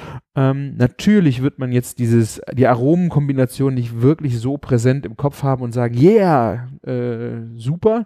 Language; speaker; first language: German; native; German